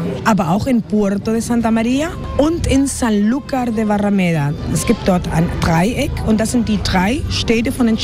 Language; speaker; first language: German; non-native, fluent; Spanish